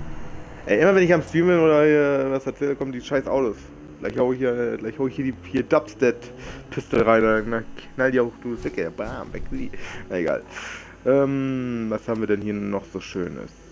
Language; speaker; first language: German; native; German